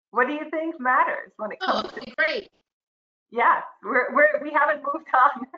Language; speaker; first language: English; non-native, fluent; Croatian